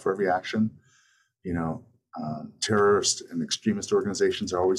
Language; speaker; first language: English; native; English